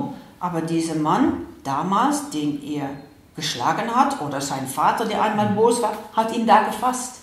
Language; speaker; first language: German; non-native, fluent; Dutch